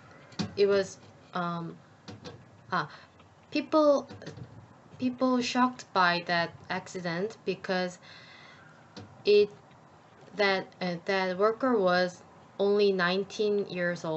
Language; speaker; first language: English; non-native, learner; Korean